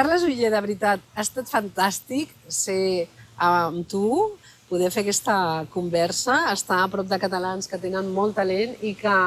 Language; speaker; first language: Catalan; native; Catalan